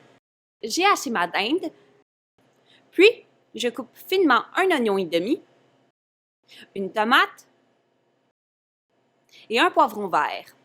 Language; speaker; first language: French; native; French